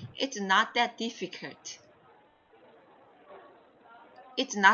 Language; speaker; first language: English; non-native, fluent; Korean